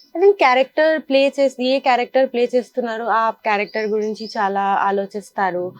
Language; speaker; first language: Telugu; non-native, fluent; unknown